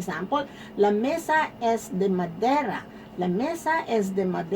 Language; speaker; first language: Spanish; non-native, fluent; Filipino